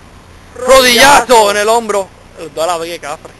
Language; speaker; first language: Spanish; native; Spanish